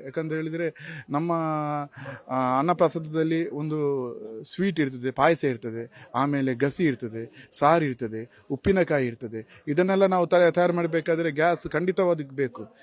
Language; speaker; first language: Kannada; native; Kannada